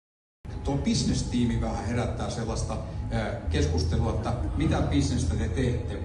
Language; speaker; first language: Finnish; native; Finnish